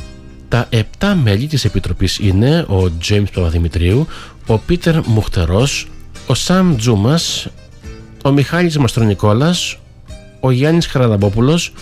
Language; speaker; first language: Greek; native; Greek